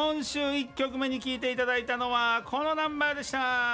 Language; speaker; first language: Japanese; native; Japanese